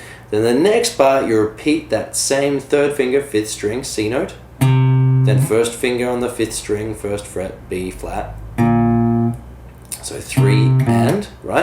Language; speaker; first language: English; native; English